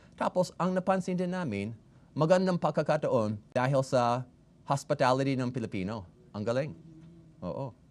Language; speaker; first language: Filipino; non-native, fluent; English